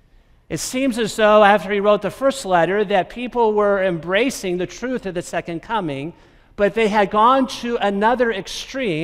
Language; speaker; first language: English; native; English